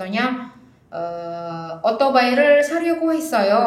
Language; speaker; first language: Korean; non-native, fluent; Indonesian